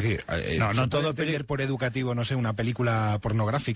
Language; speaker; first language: Spanish; native; Spanish